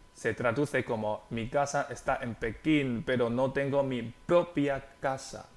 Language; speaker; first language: Spanish; non-native, fluent; Chinese